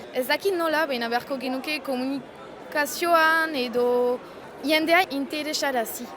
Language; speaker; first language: Basque; native; Basque